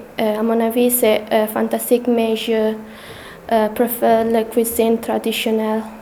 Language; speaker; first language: French; non-native, learner; English